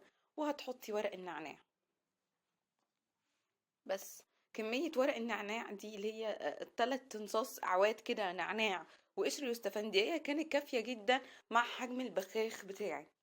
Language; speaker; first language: Arabic; native; Arabic